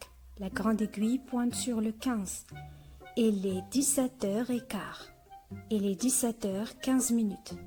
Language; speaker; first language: French; non-native, local second language; Arabic